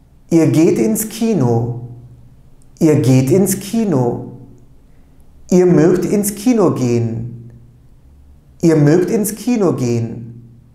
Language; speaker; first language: German; non-native, fluent; Turkish